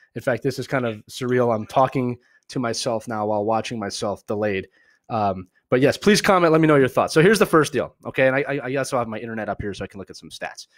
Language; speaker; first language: English; native; English